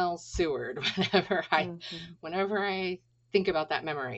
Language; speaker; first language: English; native; English